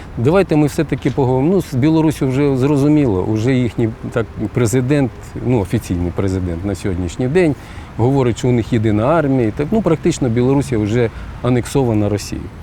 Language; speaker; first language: Ukrainian; non-native, local second language; Russian